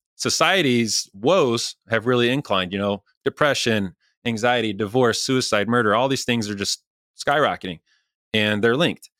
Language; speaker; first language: English; native; English